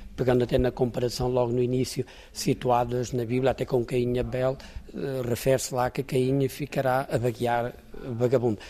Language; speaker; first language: Portuguese; native; Portuguese